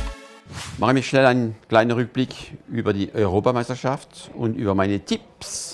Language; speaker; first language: German; non-native, fluent; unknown